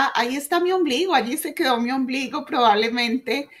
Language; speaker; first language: Spanish; native; Spanish